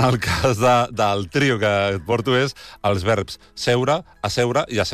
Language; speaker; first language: Catalan; native; Catalan